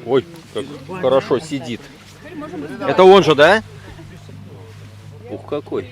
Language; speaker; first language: Russian; native; Russian